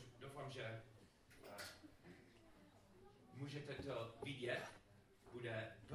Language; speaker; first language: Czech; non-native, learner; English